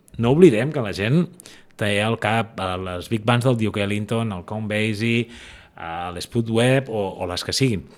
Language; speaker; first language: Catalan; native; Catalan